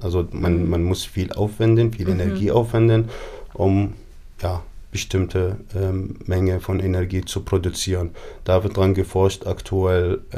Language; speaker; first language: German; non-native, fluent; Arabic